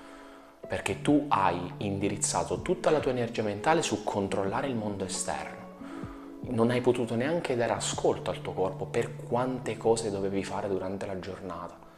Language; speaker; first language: Italian; native; Italian